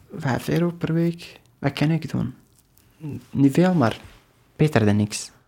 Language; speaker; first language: Dutch; non-native, learner; Persian